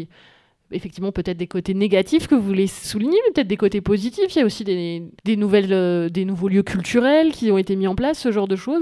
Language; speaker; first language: French; native; French